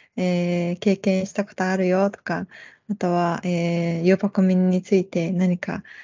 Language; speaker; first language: Japanese; non-native, fluent; Mongolian